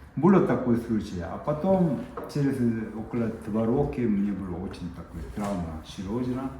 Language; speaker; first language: Ukrainian; non-native, learner; Korean